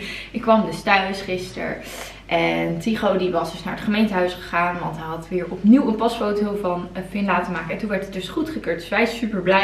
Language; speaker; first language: Dutch; native; Dutch